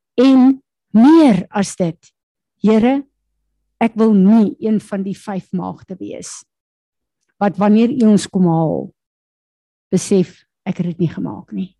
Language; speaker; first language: Afrikaans; native; Afrikaans